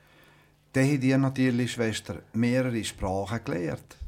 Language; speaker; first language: German; native; German